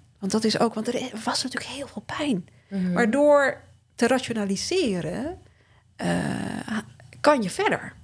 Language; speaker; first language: Dutch; early bilingual, other home language; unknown